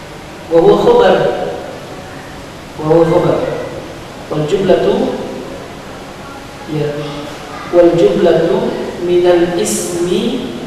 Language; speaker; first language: Arabic; non-native, fluent; Indonesian